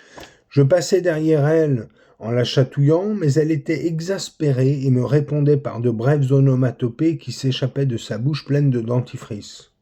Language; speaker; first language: French; native; French